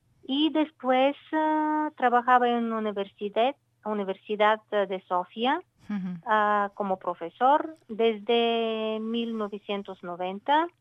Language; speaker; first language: Spanish; non-native, learner; Bulgarian